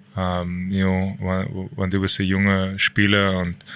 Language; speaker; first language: German; non-native, learner; English